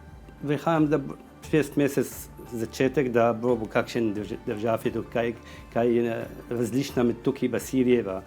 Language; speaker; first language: Slovenian; non-native, learner; Arabic